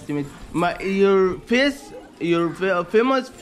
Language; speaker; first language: English; non-native, learner; Arabic